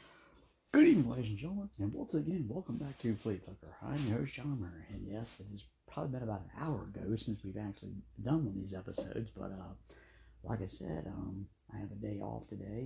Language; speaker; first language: English; native; English